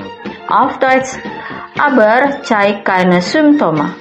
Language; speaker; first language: German; non-native, fluent; Indonesian